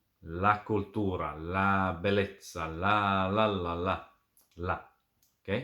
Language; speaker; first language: Italian; non-native, fluent; Serbian